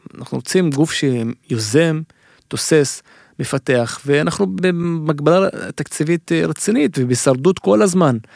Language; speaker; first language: Hebrew; non-native, local second language; Arabic